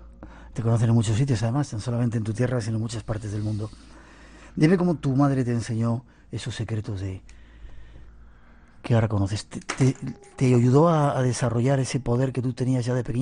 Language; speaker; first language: Spanish; native; Spanish